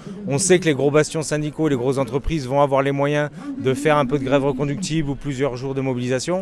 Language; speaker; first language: French; native; French